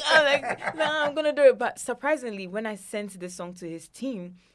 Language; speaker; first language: English; non-native, local second language; Ewe